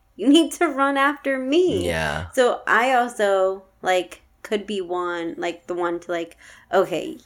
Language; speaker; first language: English; native; English